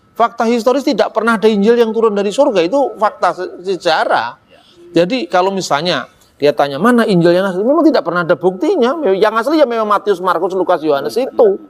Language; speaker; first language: Indonesian; native; Indonesian